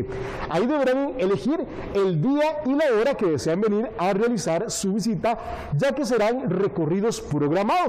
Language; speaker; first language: Spanish; native; Spanish